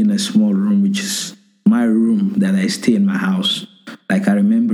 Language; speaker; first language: English; non-native, local second language; Somali